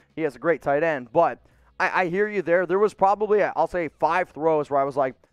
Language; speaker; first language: English; native; English